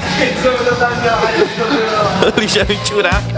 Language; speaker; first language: Czech; native; Czech